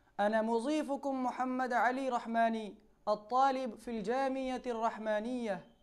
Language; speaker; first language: Arabic; non-native, fluent; Urdu